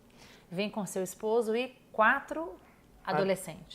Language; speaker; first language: Portuguese; native; Portuguese